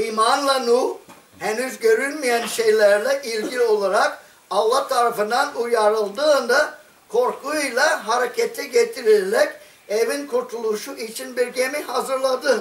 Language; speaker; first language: Turkish; non-native, fluent; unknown